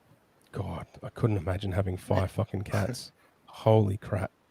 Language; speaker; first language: English; native; English